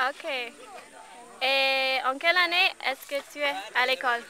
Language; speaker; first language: French; non-native, learner; English